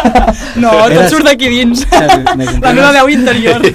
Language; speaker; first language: Catalan; native; Catalan